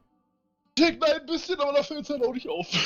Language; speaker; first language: German; native; German